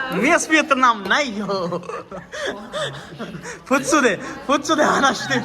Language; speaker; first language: Japanese; non-native, learner; Hindi